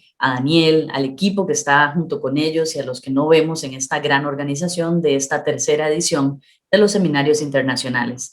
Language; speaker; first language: Spanish; native; Spanish